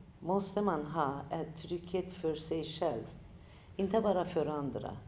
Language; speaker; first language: Swedish; non-native, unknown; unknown